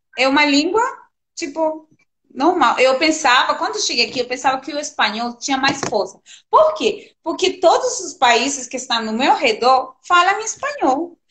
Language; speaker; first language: Portuguese; non-native, fluent; Spanish